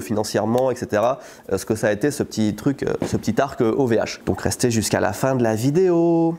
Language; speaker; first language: French; native; French